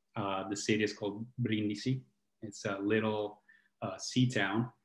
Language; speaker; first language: English; non-native, fluent; Italian